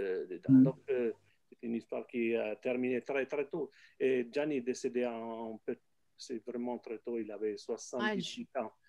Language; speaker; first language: French; non-native, fluent; Italian